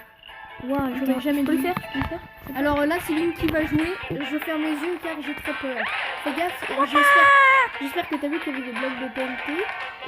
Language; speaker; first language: French; native; French